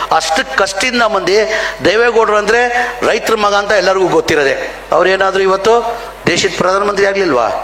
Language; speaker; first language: Kannada; non-native, local second language; Urdu